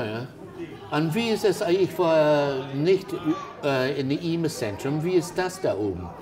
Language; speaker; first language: German; non-native, learner; English